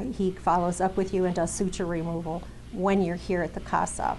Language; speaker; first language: English; native; English